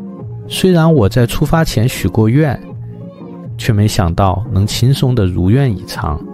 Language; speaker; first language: Chinese; native; Chinese